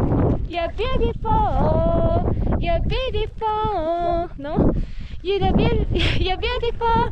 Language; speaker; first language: English; non-native, fluent; Japanese